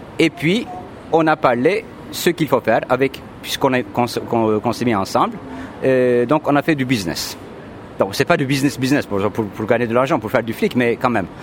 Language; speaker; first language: French; non-native, fluent; Turkish